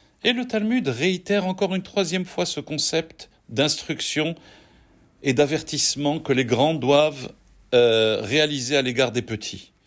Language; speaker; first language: French; native; French